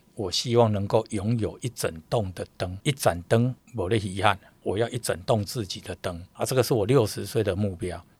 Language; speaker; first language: Chinese; native; Chinese